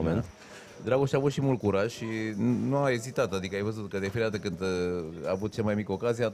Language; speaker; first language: Romanian; native; Romanian